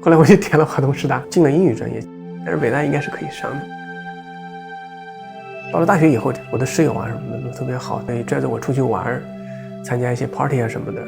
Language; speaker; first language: Chinese; native; Chinese